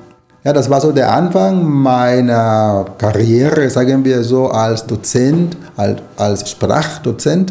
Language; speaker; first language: German; non-native, fluent; Spanish